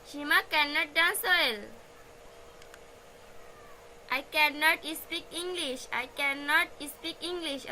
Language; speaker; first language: English; non-native, fluent; Bangla